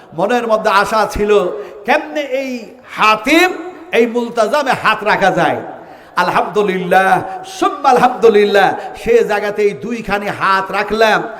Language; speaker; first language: Bangla; non-native, local second language; Urdu